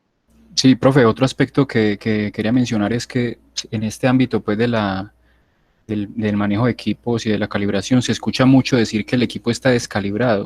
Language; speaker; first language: Spanish; native; Spanish